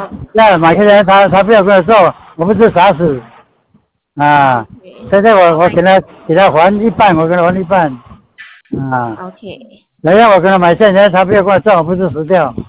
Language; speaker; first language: Chinese; non-native, local second language; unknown